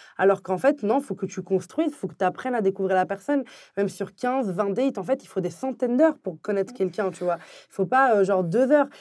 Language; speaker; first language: French; early bilingual, other home language; Arabic